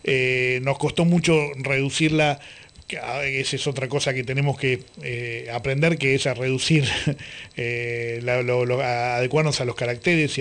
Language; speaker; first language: Spanish; native; Spanish